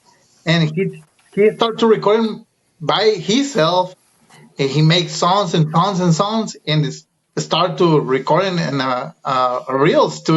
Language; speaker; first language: English; early bilingual, other home language; Spanish